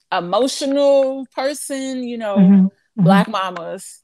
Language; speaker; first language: English; native; English